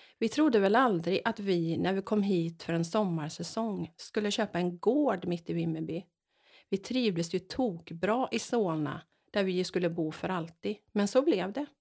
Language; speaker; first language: Swedish; native; Swedish